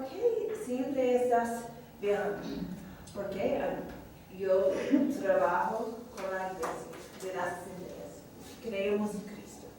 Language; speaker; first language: Spanish; non-native, fluent; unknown